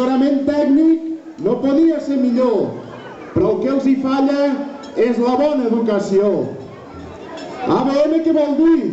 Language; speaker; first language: Catalan; native; Catalan